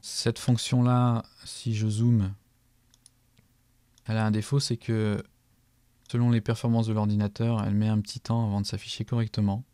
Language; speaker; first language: French; native; French